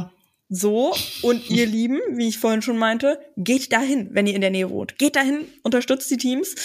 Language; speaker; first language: German; native; German